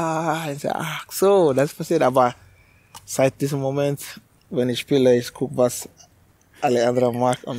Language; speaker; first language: German; non-native, learner; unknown